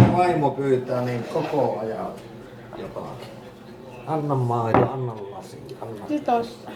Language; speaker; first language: Finnish; non-native, learner; Thai